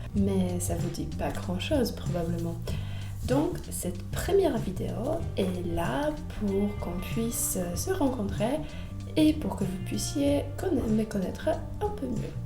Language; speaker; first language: French; non-native, fluent; Polish